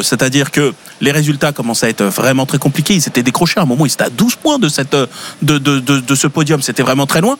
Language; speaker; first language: French; native; French